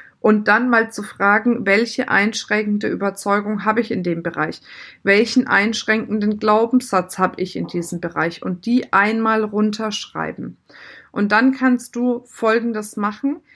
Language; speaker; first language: German; native; German